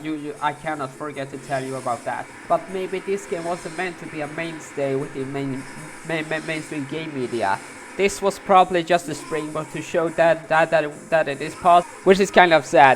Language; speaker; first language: English; non-native, fluent; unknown